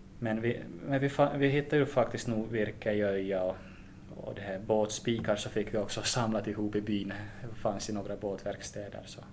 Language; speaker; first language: Swedish; native; Swedish